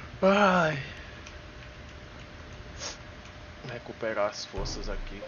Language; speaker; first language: Portuguese; native; Portuguese